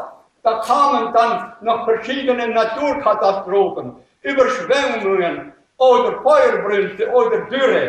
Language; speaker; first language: German; native; German